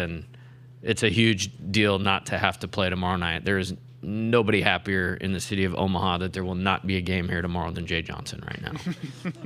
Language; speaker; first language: English; native; English